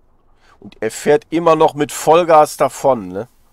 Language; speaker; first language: German; native; German